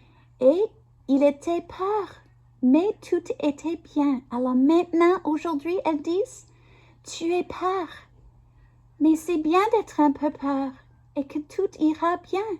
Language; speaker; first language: French; non-native, learner; English